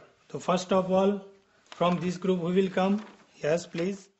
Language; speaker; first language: English; non-native, local second language; Gujarati